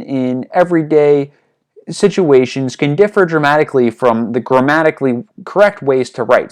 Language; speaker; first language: English; native; English